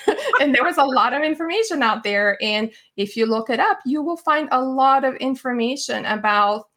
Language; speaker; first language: English; non-native, fluent; Bulgarian